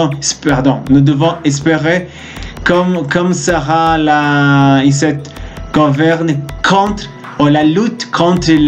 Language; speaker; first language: French; non-native, learner; Spanish